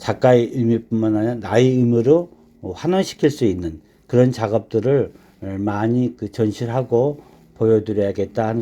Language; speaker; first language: Korean; native; Korean